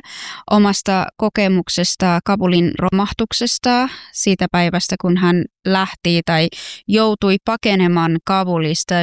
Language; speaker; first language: Finnish; non-native, fluent; Persian